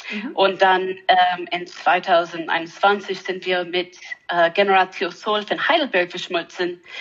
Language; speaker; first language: German; non-native, learner; English